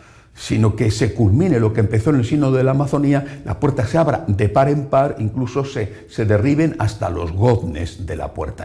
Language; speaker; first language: Spanish; native; Spanish